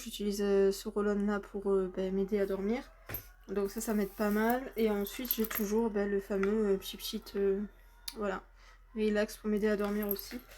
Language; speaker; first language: French; native; French